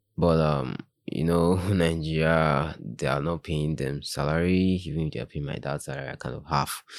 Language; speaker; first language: English; non-native, local second language; Yoruba